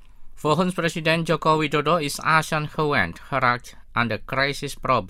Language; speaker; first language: Dutch; non-native, fluent; Indonesian